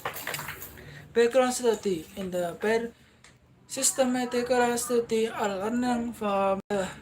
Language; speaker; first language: English; non-native, learner; Indonesian